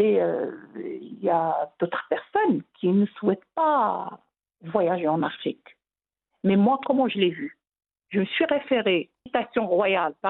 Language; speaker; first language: French; non-native, local second language; Arabic